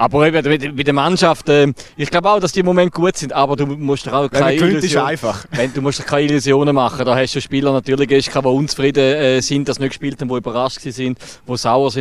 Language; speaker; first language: German; native; German